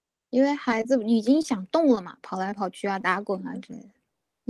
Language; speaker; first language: Chinese; native; Chinese